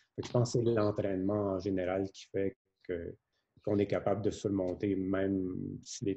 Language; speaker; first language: French; native; French